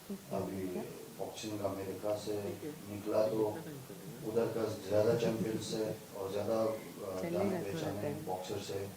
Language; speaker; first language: Hindi; non-native, fluent; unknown